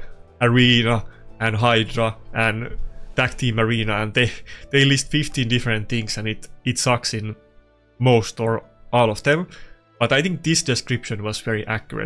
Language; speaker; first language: English; non-native, fluent; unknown